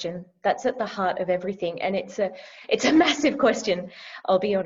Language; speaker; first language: English; native; English